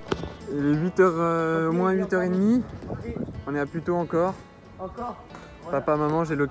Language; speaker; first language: French; native; French